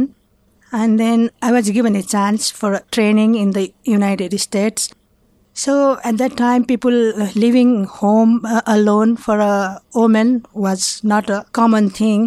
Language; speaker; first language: English; non-native, fluent; Nepali